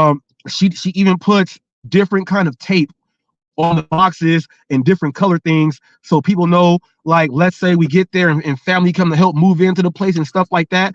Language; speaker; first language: English; native; English